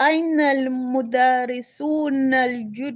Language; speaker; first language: Arabic; non-native, learner; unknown